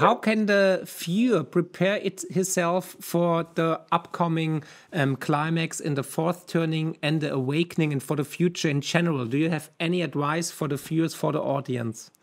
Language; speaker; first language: English; non-native, fluent; German